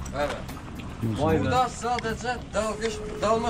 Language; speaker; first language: Turkish; non-native, learner; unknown